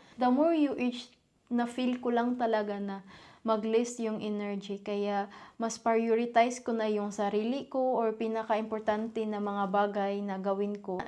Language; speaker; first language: Filipino; non-native, local second language; Cebuano